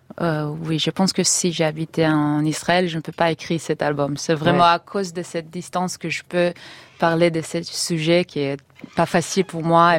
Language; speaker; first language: French; non-native, learner; Hebrew